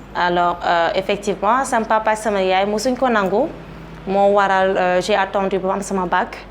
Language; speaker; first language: Wolof; non-native, local second language; Fula